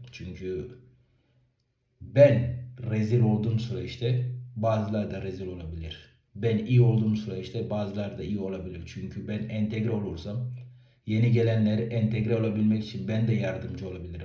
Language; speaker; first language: Turkish; non-native, fluent; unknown